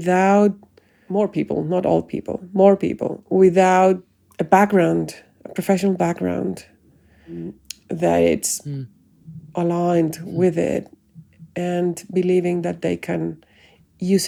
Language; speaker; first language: English; non-native, fluent; Spanish